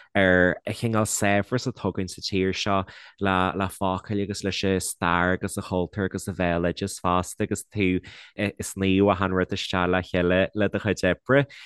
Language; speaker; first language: Irish; non-native, local second language; English